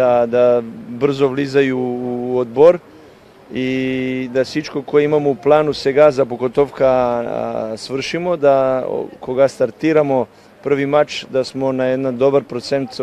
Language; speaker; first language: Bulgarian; non-native, learner; Serbian